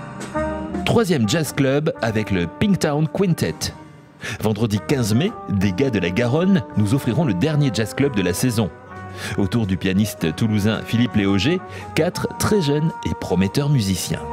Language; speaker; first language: French; native; French